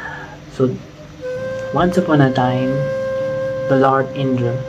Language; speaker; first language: English; non-native, local second language; Nepali